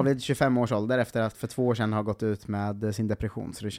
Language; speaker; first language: Swedish; native; Swedish